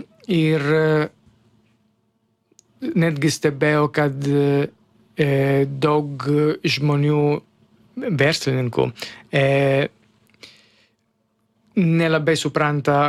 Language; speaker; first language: Lithuanian; non-native, learner; Italian